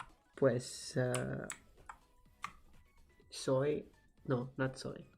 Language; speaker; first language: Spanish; non-native, learner; English